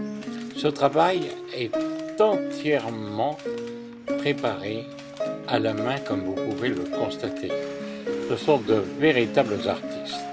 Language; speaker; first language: French; native; French